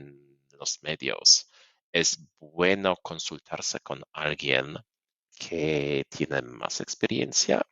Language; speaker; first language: Spanish; non-native, fluent; Polish